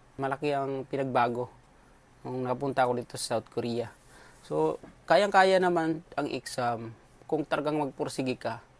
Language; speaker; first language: Filipino; non-native, local second language; Cebuano